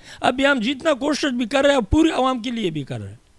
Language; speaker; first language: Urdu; non-native, local second language; Pashto